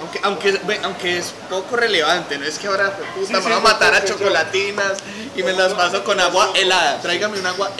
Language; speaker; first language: Spanish; native; Spanish